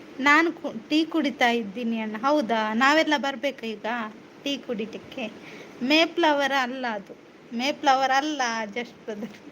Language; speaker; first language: Kannada; native; Kannada